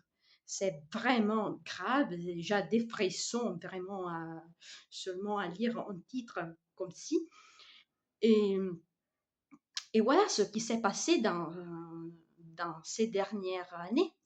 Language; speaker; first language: French; non-native, fluent; Italian